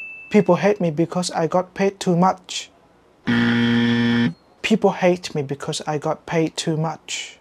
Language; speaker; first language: English; non-native, fluent; Vietnamese